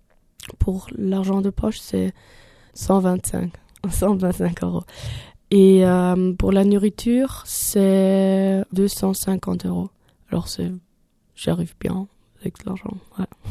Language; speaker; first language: French; non-native, learner; German